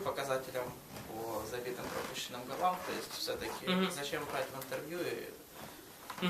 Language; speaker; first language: Russian; native; Russian